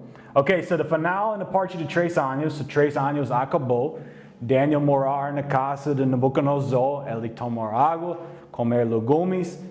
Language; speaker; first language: Portuguese; non-native, learner; English